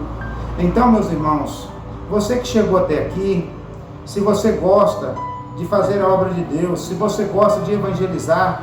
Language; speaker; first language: Portuguese; native; Portuguese